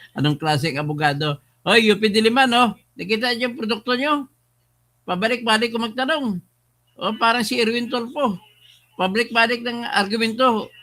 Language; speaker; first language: Filipino; non-native, local second language; Cebuano